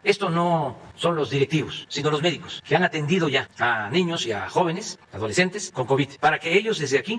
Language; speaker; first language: Spanish; native; Spanish